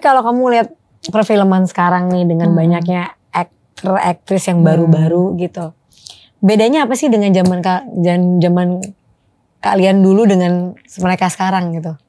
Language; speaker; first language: Indonesian; native; Indonesian